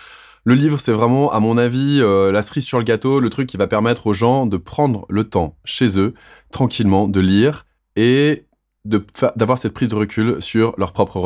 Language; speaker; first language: French; native; French